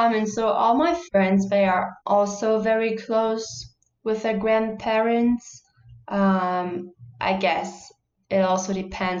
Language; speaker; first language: English; non-native, fluent; German